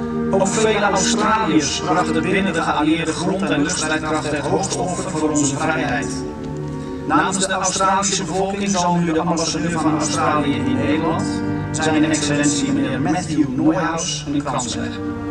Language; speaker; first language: Dutch; native; Dutch